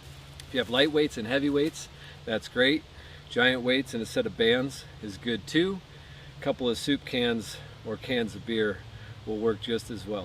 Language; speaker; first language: English; native; English